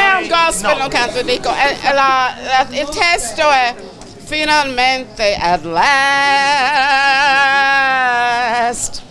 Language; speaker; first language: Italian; non-native, fluent; English